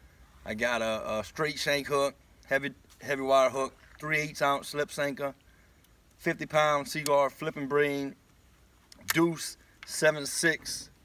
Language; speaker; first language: English; native; English